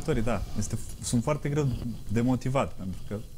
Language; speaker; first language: Romanian; native; Romanian